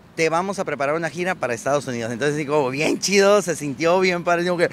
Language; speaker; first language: Spanish; native; Spanish